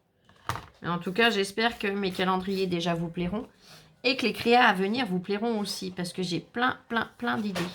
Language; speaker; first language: French; native; French